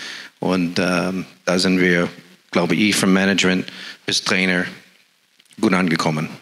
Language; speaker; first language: German; non-native, fluent; English